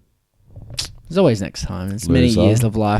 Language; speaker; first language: English; native; English